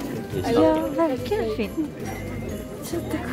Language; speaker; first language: Swedish; non-native, learner; Japanese